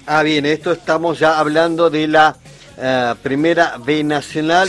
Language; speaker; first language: Spanish; native; Spanish